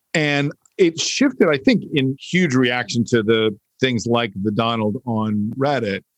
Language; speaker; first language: English; native; English